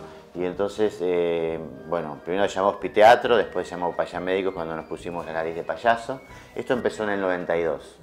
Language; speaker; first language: Spanish; native; Spanish